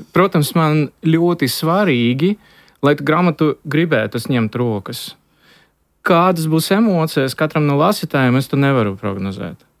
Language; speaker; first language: Latvian; non-native, local second language; Russian